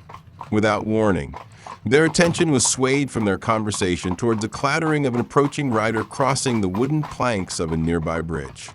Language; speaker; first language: English; native; English